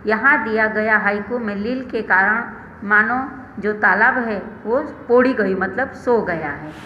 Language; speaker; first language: Hindi; non-native, local second language; Gujarati